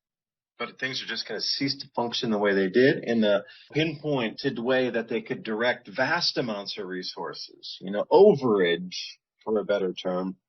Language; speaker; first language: English; native; English